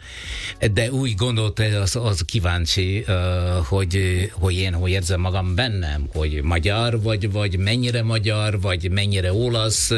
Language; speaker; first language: Hungarian; non-native, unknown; Italian